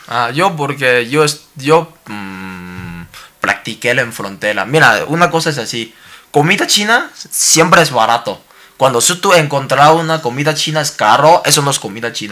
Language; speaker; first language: Spanish; non-native, learner; Cantonese